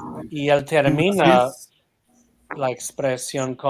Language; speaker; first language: Spanish; non-native, fluent; English